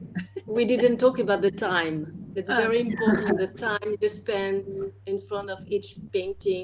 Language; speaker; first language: English; non-native, learner; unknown